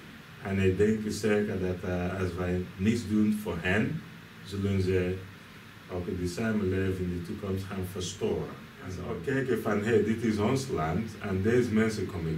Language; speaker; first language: Dutch; non-native, fluent; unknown